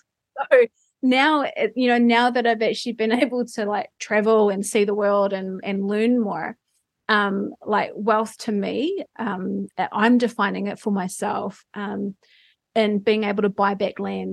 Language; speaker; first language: English; native; English